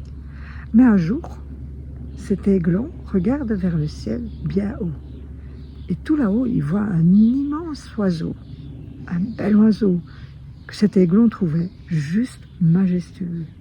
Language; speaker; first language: French; native; French